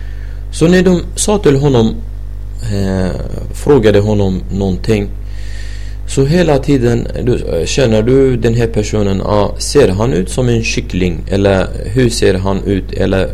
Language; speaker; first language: Swedish; non-native, fluent; Arabic